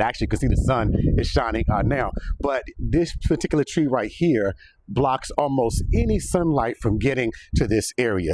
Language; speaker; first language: English; native; English